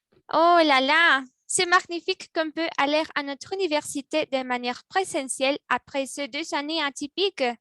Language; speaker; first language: French; non-native, learner; Spanish